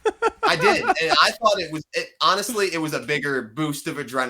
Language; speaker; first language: English; native; English